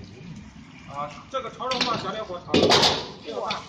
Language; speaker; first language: Chinese; native; Chinese